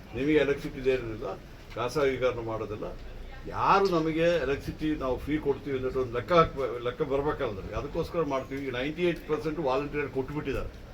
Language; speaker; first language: Kannada; non-native, local second language; Malayalam